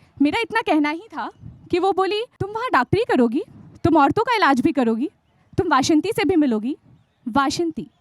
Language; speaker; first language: Hindi; native; Hindi